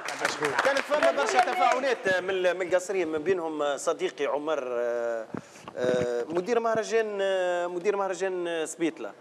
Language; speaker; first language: Arabic; native; Arabic